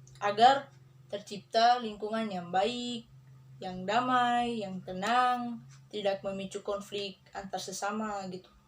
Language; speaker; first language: Indonesian; native; Indonesian